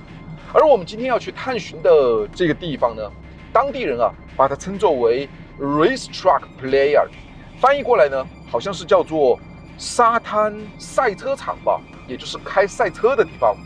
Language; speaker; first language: Chinese; native; Chinese